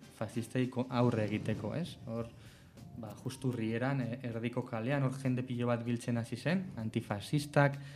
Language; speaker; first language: Basque; non-native, local second language; Spanish